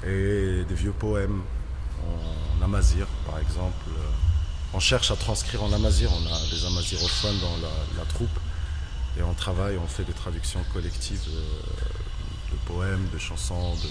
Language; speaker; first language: French; non-native, local second language; Arabic